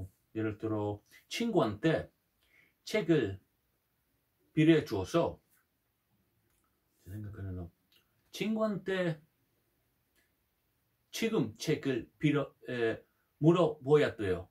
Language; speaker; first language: Korean; non-native, learner; Italian